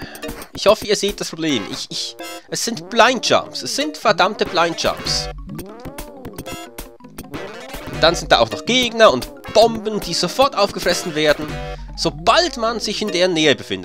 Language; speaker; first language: German; native; German